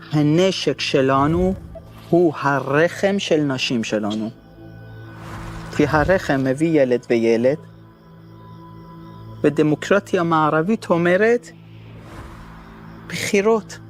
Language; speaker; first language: Hebrew; non-native, fluent; Persian